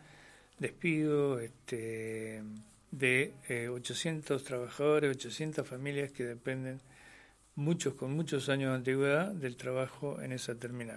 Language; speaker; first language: Spanish; native; Spanish